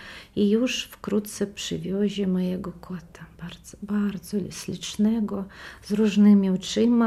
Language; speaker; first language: Polish; non-native, learner; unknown